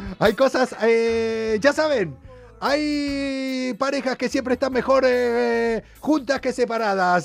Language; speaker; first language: Spanish; native; Spanish